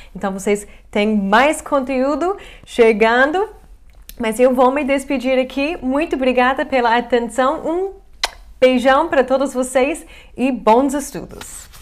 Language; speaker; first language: Portuguese; non-native, fluent; English